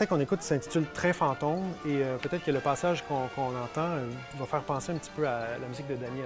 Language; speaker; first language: French; native; French